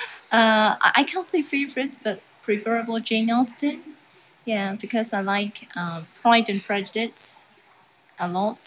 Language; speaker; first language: English; non-native, local second language; Cantonese